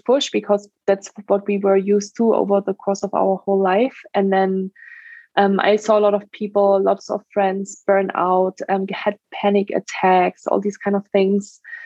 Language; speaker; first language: English; non-native, fluent; German